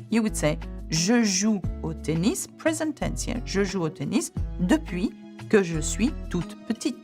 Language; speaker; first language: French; non-native, fluent; English